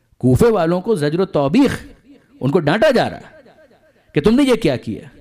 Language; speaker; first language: Urdu; non-native, local second language; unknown